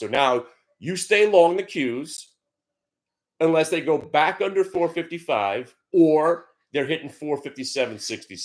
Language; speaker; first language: English; native; English